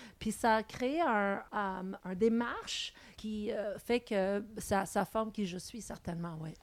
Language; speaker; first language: French; non-native, local second language; English